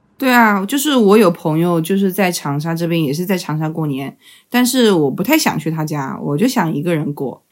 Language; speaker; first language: Chinese; native; Chinese